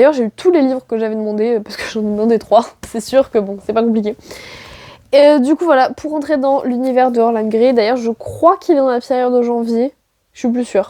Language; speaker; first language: French; native; French